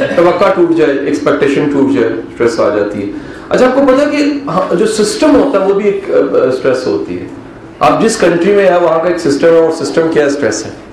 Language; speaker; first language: Urdu; non-native, local second language; Punjabi